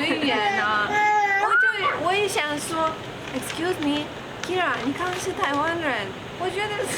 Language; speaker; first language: Chinese; non-native, learner; Russian